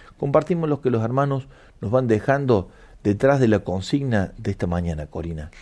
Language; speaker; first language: Spanish; native; Spanish